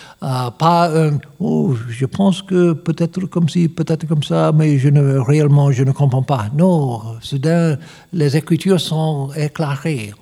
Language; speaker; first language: French; non-native, learner; English